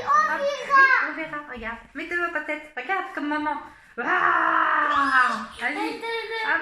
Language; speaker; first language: French; native; French